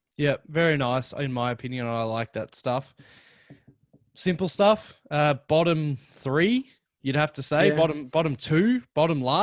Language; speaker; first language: English; native; English